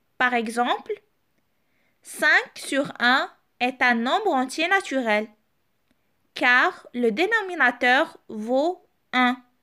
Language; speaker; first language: French; non-native, local second language; Arabic